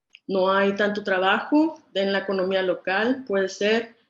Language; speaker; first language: Spanish; early bilingual, other home language; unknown